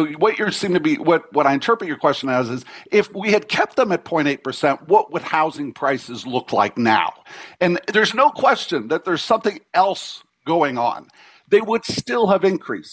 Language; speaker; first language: English; native; English